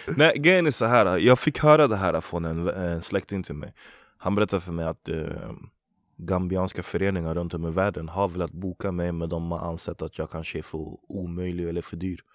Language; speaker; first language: Swedish; early bilingual, other home language; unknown